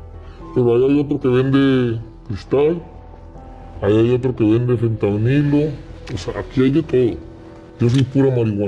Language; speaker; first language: Spanish; native; Spanish